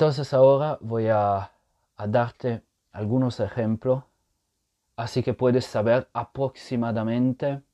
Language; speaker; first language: Spanish; non-native, fluent; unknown